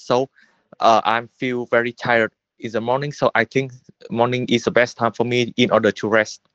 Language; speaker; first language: English; non-native, learner; Vietnamese